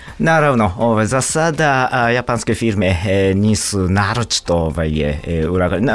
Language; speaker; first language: Serbian; non-native, fluent; Japanese